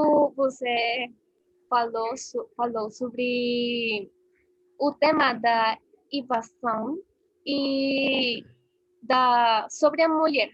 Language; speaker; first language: Portuguese; non-native, learner; Spanish